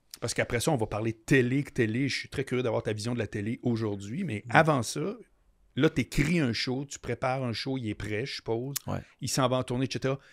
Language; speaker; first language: French; native; French